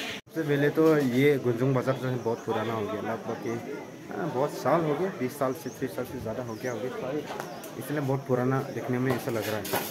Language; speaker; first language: Hindi; non-native, local second language; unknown